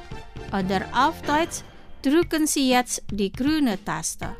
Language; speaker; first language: German; non-native, fluent; Indonesian